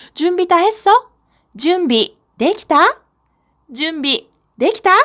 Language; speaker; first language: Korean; non-native, fluent; Japanese